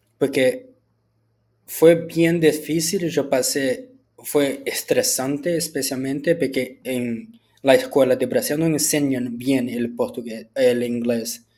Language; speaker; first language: Spanish; early bilingual, heritage; Portuguese